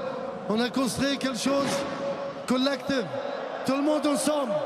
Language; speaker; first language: French; non-native, learner; Arabic